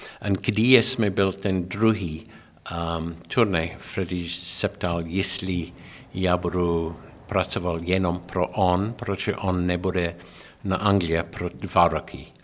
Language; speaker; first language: Czech; non-native, learner; English